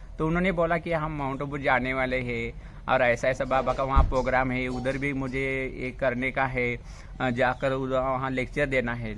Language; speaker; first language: Hindi; non-native, local second language; Marathi